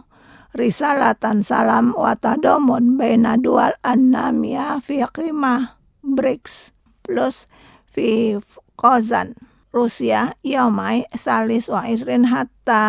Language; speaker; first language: Arabic; non-native, learner; Indonesian